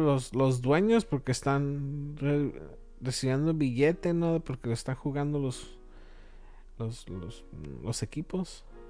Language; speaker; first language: Spanish; early bilingual, other home language; English